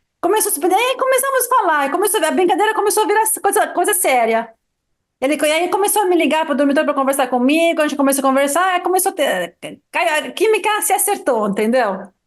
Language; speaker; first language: Portuguese; non-native, fluent; Arabic